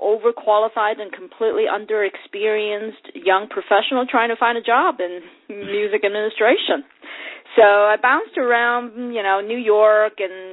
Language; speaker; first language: English; non-native, local second language; Cantonese